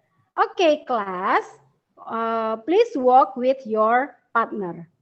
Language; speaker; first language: English; non-native, learner; Indonesian